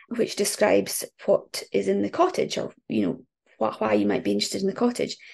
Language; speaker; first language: English; native; English